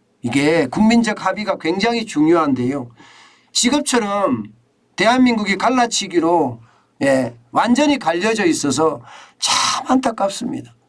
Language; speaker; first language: Korean; native; Korean